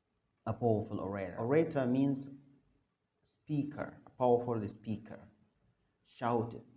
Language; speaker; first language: English; non-native, fluent; Arabic